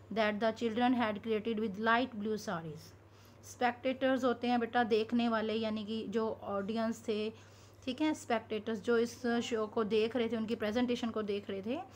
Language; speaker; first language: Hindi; non-native, local second language; Punjabi